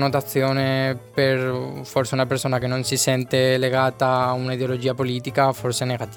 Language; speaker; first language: Italian; non-native, fluent; Spanish